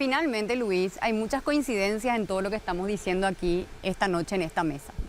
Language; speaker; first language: Spanish; native; Spanish